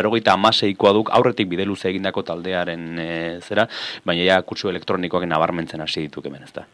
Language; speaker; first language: Basque; native; Basque